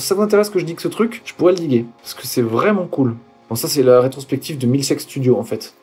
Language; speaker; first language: French; native; French